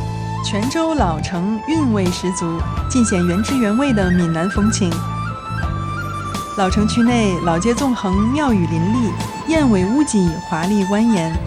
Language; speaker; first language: Chinese; native; Chinese